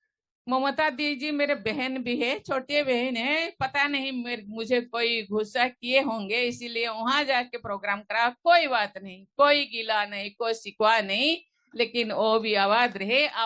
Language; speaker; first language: Hindi; non-native, local second language; Santali